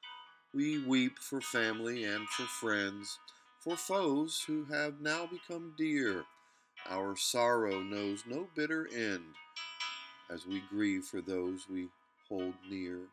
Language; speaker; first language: English; native; English